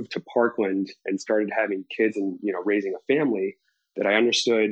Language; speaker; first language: English; native; English